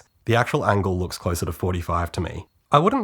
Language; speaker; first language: English; native; English